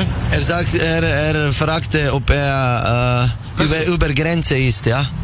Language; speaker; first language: German; non-native, learner; Slovenian